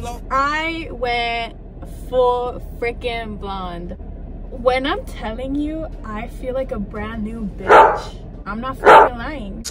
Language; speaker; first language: English; early bilingual, other home language; Spanish